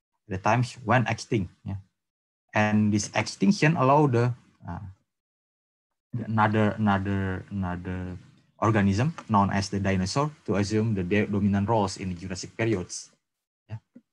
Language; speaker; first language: English; non-native, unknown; Indonesian